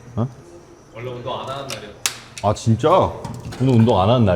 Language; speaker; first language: Korean; native; Korean